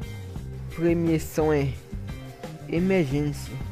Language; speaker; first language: Portuguese; non-native, learner; Haitian Creole